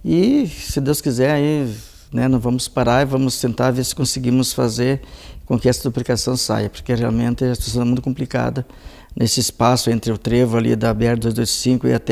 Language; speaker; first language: Portuguese; native; Portuguese